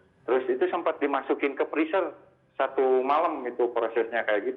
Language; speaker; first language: Indonesian; native; Indonesian